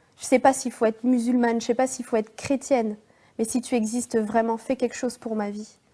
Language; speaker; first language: French; native; French